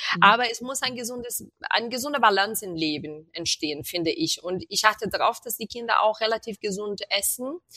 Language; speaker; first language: German; non-native, fluent; Portuguese